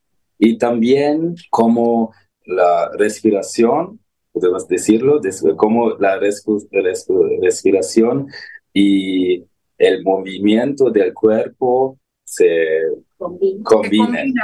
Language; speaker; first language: Spanish; non-native, learner; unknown